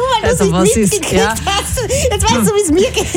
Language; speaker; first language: German; native; German